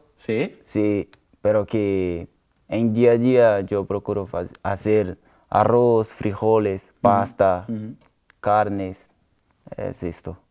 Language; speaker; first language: Spanish; non-native, learner; Portuguese